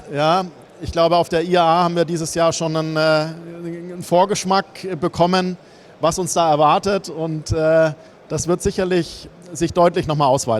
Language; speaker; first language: German; native; German